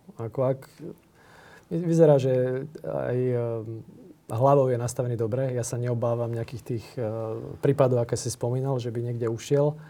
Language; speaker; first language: Slovak; native; Slovak